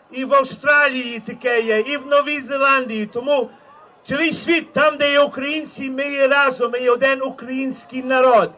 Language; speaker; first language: Ukrainian; early bilingual, heritage; Ukrainian